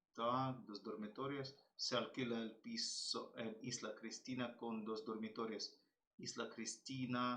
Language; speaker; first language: Spanish; non-native, learner; Ukrainian